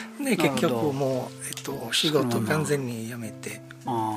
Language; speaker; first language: Japanese; non-native, fluent; Italian